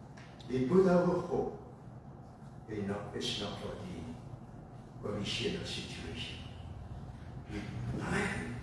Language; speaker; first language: English; non-native, fluent; Indonesian